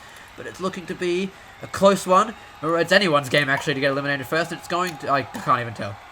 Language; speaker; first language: English; native; English